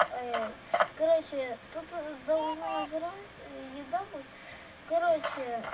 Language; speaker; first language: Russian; non-native, local second language; Ukrainian